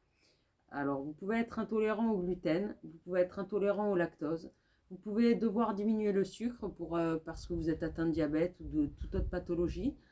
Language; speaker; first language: French; native; French